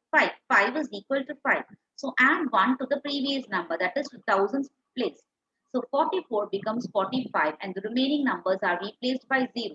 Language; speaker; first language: English; non-native, local second language; Tamil